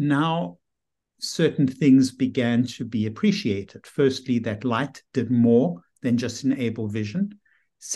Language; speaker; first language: English; native; English